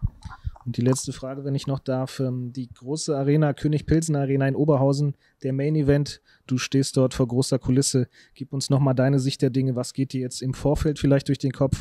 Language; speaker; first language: German; native; German